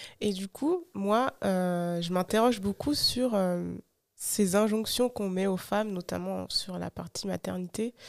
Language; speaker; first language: French; early bilingual, other home language; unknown